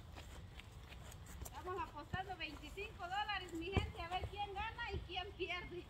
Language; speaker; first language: Spanish; native; Spanish